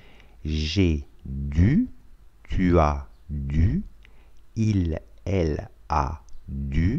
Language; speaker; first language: French; non-native, fluent; Russian